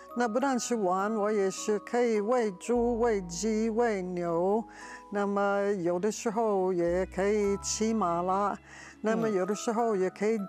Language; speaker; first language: Chinese; non-native, fluent; English